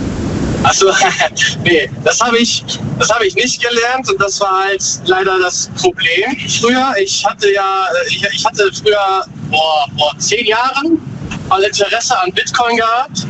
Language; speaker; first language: German; native; German